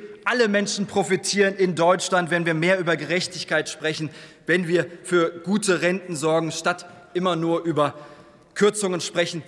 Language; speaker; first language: German; early bilingual, other home language; Turkish